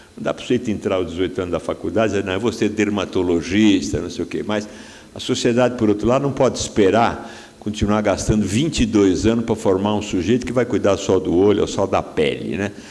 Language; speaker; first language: Portuguese; native; Portuguese